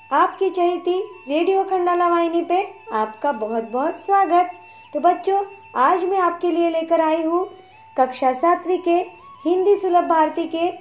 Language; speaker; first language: Hindi; non-native, local second language; Marathi